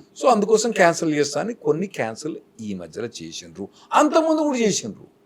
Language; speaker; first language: Telugu; native; Telugu